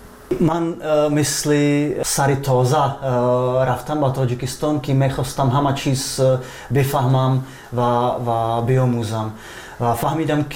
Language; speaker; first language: Persian; non-native, fluent; Czech